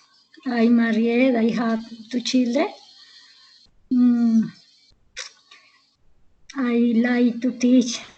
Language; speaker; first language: English; non-native, learner; Spanish